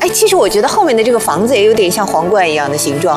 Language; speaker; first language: Chinese; native; Chinese